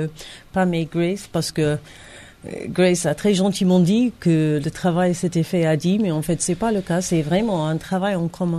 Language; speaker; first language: French; non-native, fluent; English